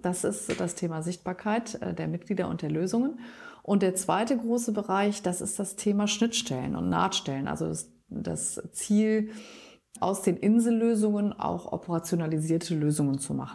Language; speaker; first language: German; native; German